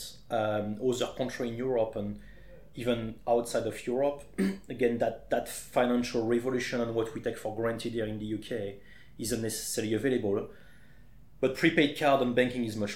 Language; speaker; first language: English; non-native, fluent; French